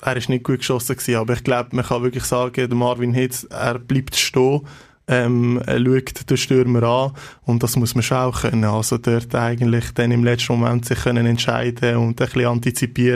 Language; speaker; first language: German; native; German